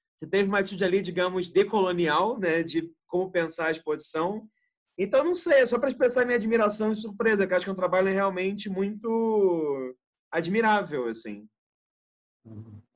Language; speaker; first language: Portuguese; native; Portuguese